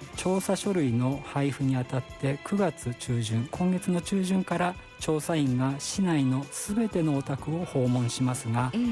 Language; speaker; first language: Japanese; native; Japanese